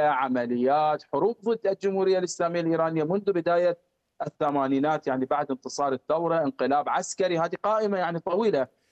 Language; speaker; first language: Arabic; non-native, fluent; Persian